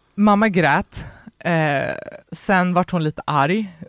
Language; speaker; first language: Swedish; native; Swedish